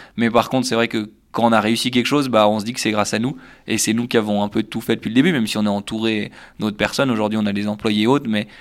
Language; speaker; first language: French; native; French